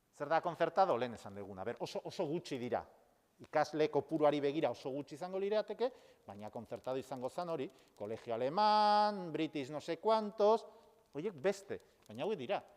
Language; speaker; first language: Basque; non-native, local second language; Spanish